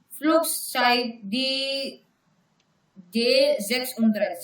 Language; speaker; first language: German; non-native, learner; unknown